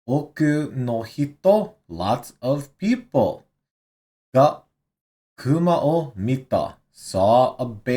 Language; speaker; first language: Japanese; non-native, learner; English